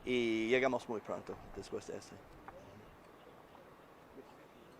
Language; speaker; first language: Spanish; non-native, learner; English